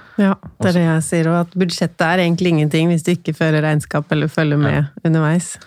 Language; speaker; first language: Norwegian; native; Norwegian